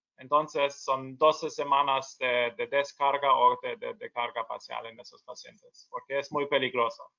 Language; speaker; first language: Spanish; non-native, learner; German